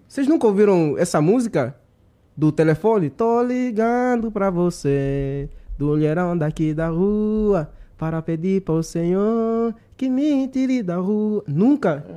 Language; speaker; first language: Portuguese; native; Portuguese